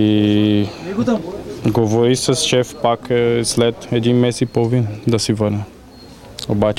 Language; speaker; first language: Bulgarian; non-native, learner; Portuguese